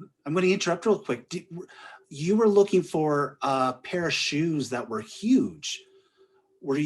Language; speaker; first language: English; native; English